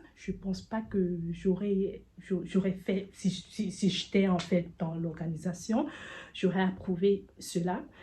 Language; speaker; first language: French; native; French